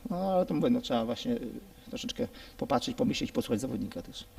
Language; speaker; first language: Polish; native; Polish